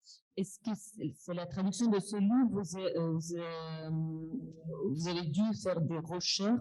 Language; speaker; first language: French; non-native, fluent; Russian